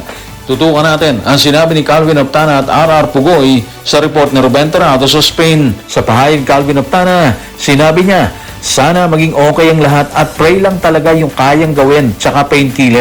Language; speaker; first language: Filipino; native; Filipino